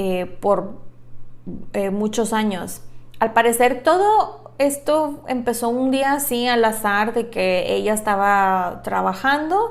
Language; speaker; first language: Spanish; native; Spanish